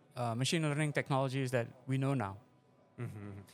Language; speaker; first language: English; non-native, fluent; Indonesian